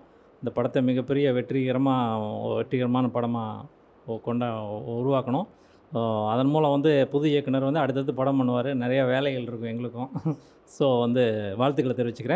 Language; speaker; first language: Tamil; native; Tamil